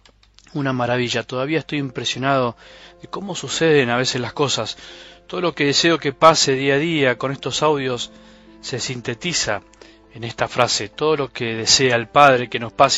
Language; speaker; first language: Spanish; native; Spanish